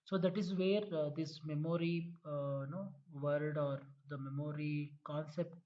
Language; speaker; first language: English; non-native, local second language; Kannada